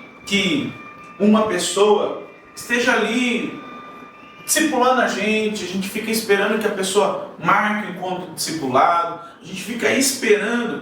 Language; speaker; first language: Portuguese; native; Portuguese